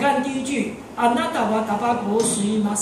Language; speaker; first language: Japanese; non-native, fluent; Chinese